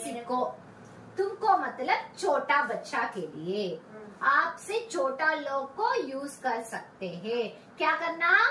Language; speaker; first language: Hindi; non-native, local second language; Tamil